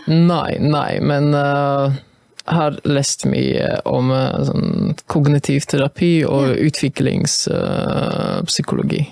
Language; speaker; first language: Norwegian; non-native, fluent; Polish